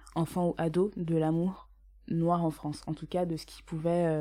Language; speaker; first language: French; native; French